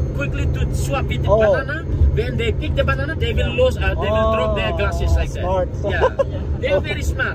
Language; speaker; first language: English; non-native, learner; Indonesian